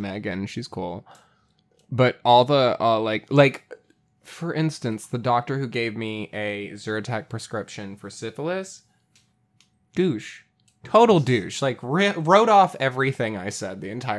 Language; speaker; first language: English; native; English